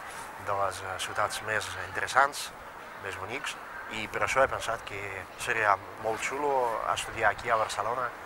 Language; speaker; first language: Catalan; non-native, fluent; Russian